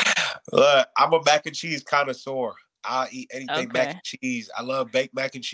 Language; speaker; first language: English; native; English